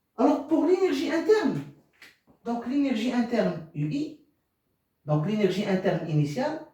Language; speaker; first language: French; non-native, local second language; Arabic